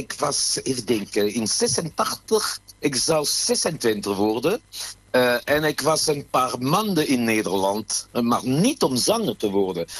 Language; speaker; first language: Dutch; non-native, fluent; French